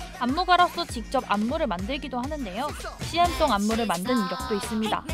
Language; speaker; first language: Korean; native; Korean